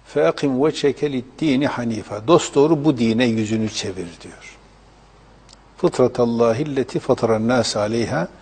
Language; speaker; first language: Turkish; native; Turkish